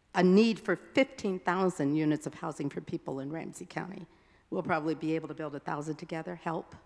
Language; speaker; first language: English; native; English